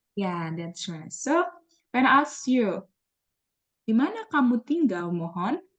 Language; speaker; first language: English; non-native, learner; Indonesian